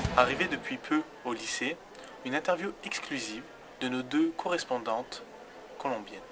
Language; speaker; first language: French; native; French